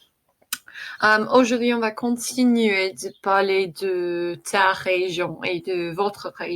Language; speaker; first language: French; non-native, fluent; English